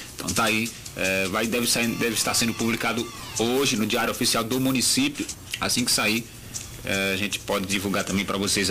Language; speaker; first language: Portuguese; native; Portuguese